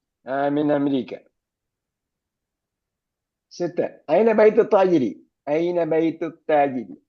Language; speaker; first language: Arabic; non-native, fluent; Malayalam